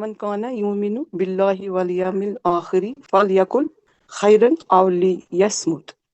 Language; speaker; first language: Arabic; non-native, learner; Urdu